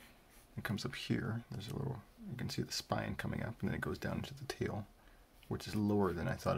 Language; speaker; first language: English; native; English